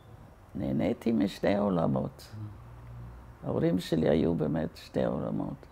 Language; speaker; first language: Hebrew; non-native, fluent; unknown